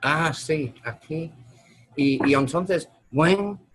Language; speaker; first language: Spanish; non-native, learner; English